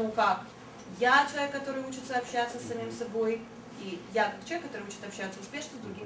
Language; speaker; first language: Russian; native; Russian